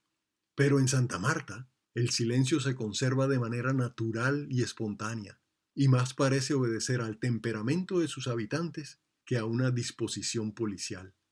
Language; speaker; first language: Spanish; native; Spanish